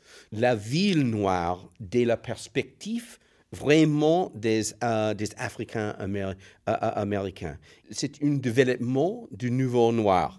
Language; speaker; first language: French; non-native, fluent; English